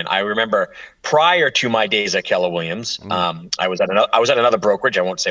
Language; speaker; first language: English; native; English